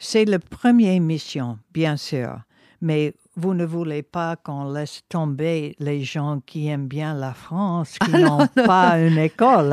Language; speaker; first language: French; non-native, fluent; English